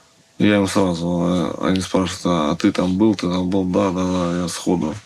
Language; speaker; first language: Russian; native; Russian